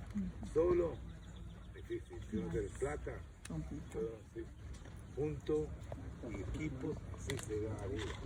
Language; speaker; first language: Spanish; non-native, fluent; Hebrew